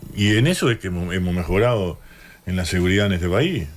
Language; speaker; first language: Spanish; native; Spanish